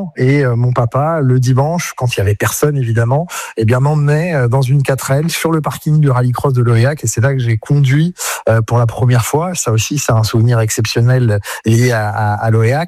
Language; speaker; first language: French; native; French